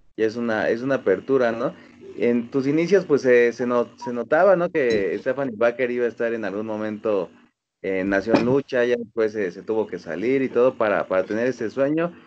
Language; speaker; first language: Spanish; native; Spanish